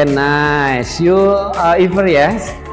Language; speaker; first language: English; non-native, learner; Indonesian